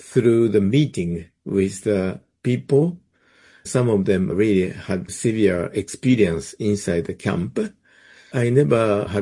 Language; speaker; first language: English; non-native, fluent; Japanese